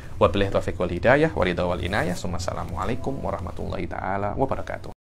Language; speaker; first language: Indonesian; native; Indonesian